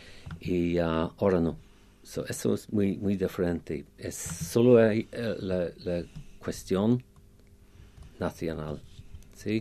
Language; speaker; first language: Spanish; non-native, fluent; English